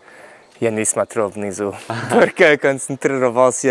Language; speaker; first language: Russian; non-native, learner; English